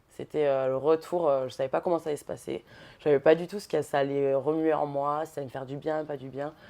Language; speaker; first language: French; native; French